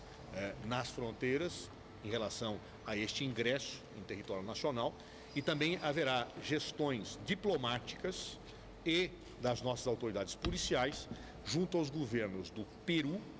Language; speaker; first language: Portuguese; native; Portuguese